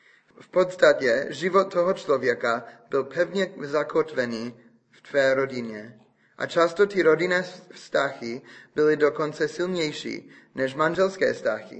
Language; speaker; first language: Czech; non-native, fluent; English